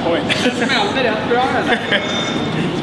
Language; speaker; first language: Swedish; native; Swedish